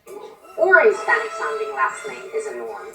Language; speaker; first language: English; non-native, local second language; Filipino